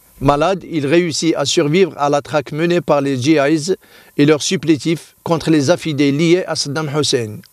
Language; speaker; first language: French; non-native, local second language; Arabic